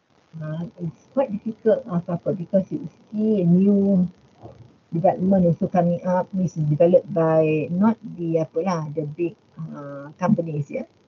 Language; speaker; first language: English; non-native, local second language; Malay